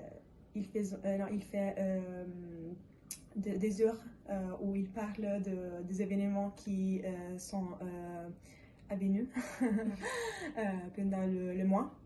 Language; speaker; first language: French; non-native, learner; Italian